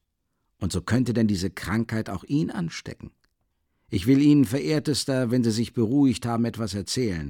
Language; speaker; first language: German; native; German